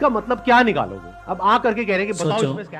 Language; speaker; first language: Hindi; native; Hindi